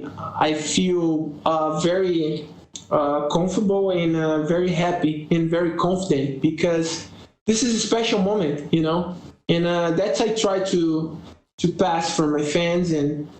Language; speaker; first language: English; non-native, learner; Portuguese